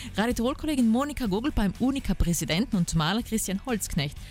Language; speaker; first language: German; native; German